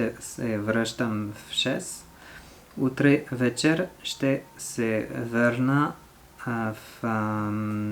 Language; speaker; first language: Bulgarian; non-native, learner; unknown